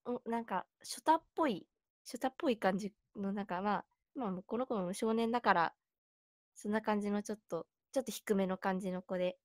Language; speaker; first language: Japanese; native; Japanese